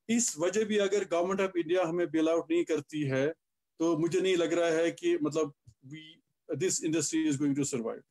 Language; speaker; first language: Hindi; non-native, local second language; Kashmiri